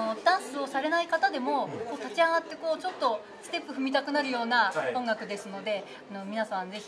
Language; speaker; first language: Japanese; native; Japanese